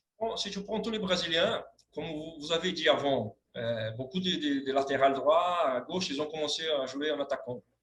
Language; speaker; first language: French; non-native, fluent; Portuguese